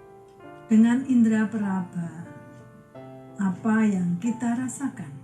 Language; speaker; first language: Indonesian; native; Indonesian